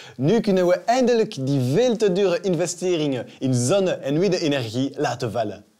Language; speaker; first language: Dutch; non-native, local second language; French